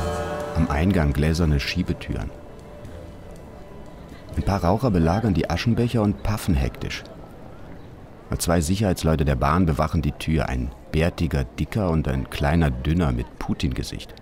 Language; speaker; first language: German; native; German